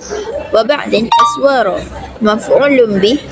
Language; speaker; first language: Arabic; non-native, learner; Malay